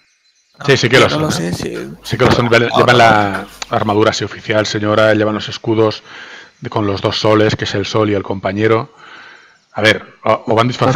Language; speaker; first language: Spanish; native; Spanish